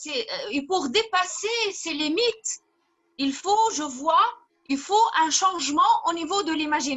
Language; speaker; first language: French; non-native, fluent; Arabic